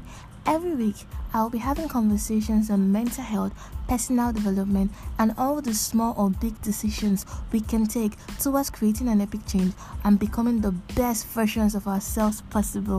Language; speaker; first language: English; non-native, local second language; Yoruba